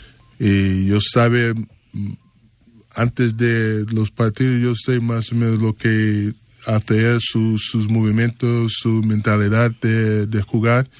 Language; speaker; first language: Spanish; non-native, learner; English